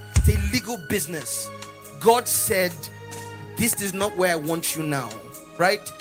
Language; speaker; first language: English; non-native, local second language; Yoruba